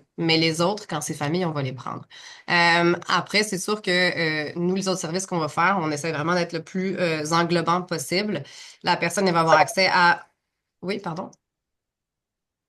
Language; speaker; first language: French; native; French